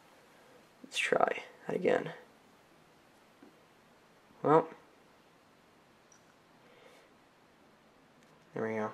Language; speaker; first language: English; native; English